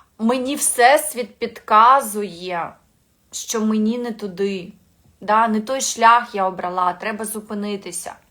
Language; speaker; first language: Ukrainian; non-native, local second language; Russian